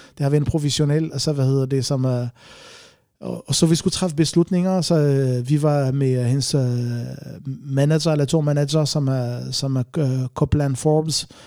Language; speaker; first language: Danish; non-native, fluent; Arabic